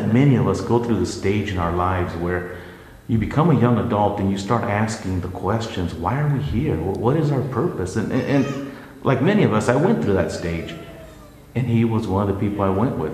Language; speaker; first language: English; early bilingual, other home language; Spanish